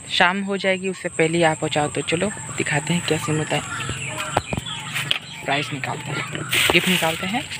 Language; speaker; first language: Hindi; non-native, local second language; Assamese